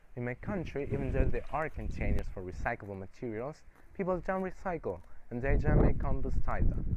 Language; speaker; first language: English; non-native, fluent; Spanish